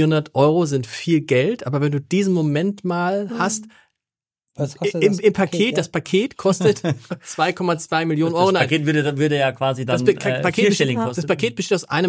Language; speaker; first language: German; native; German